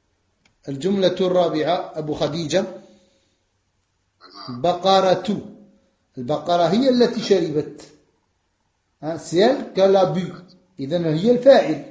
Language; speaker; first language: Arabic; non-native, fluent; French